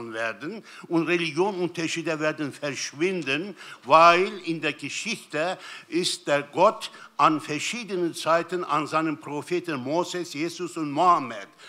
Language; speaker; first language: German; non-native, fluent; Turkish